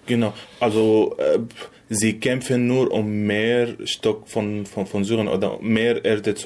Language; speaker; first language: German; non-native, fluent; Arabic